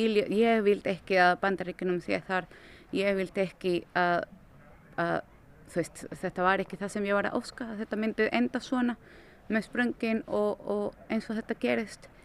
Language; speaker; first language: Icelandic; non-native, fluent; Spanish